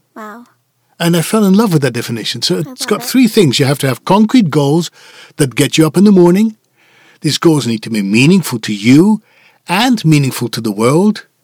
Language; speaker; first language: English; non-native, fluent; Dutch